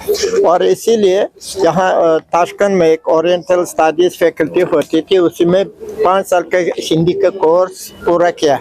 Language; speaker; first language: Hindi; non-native, fluent; Uzbek